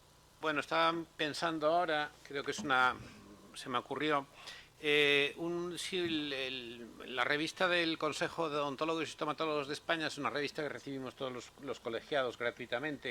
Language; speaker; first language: Spanish; native; Spanish